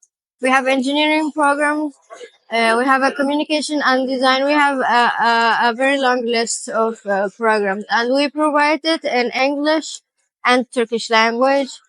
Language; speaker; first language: English; non-native, learner; Turkish